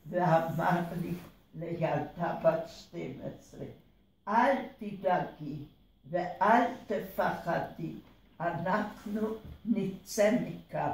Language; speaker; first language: Hebrew; early bilingual, other home language; Hungarian